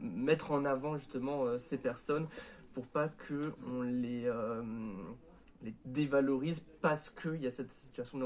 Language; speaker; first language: French; native; French